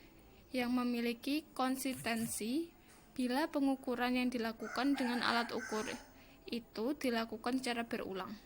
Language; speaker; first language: Indonesian; native; Indonesian